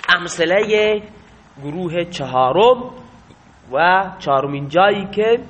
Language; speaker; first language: Persian; non-native, local second language; Baluchi